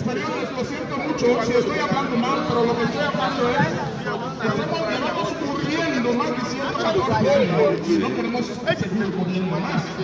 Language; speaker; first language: Spanish; non-native, learner; Igbo